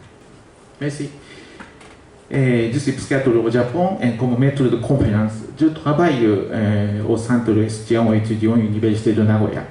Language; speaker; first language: French; non-native, learner; Japanese